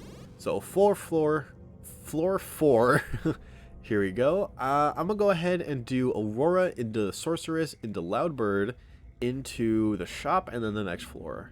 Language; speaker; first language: English; native; English